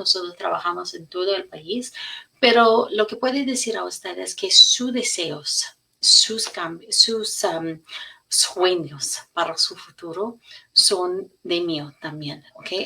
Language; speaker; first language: Spanish; non-native, learner; English